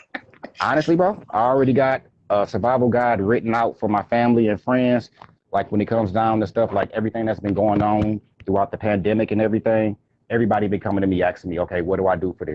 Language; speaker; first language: English; native; English